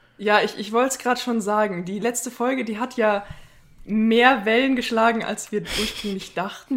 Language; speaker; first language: German; native; German